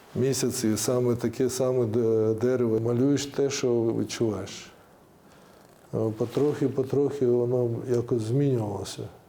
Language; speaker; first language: Ukrainian; non-native, local second language; Russian